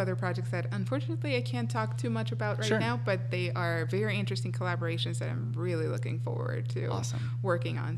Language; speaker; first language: English; non-native, fluent; Spanish